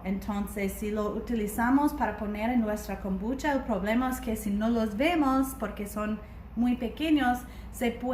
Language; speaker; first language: Spanish; non-native, learner; English